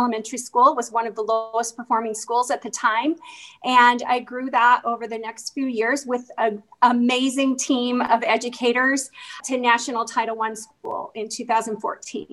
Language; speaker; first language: English; native; English